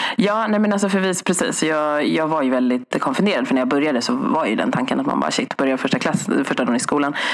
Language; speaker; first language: Swedish; early bilingual, other home language; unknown